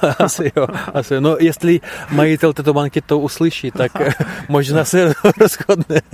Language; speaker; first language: Czech; non-native, fluent; Russian